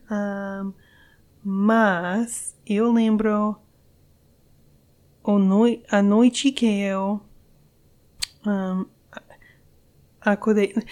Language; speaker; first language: Portuguese; non-native, learner; English